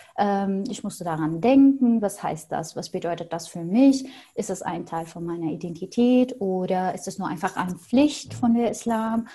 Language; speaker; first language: German; non-native, fluent; Arabic